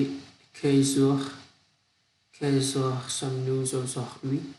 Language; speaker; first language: French; non-native, learner; Vietnamese